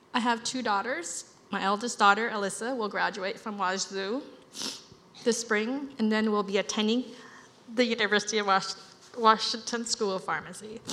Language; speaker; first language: English; early bilingual, other home language; Khmer